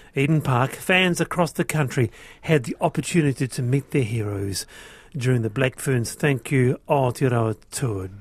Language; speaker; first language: English; native; English